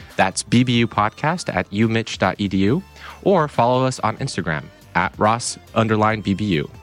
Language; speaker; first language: English; non-native, fluent; Portuguese